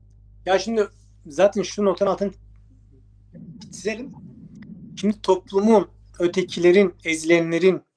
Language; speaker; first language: Turkish; native; Turkish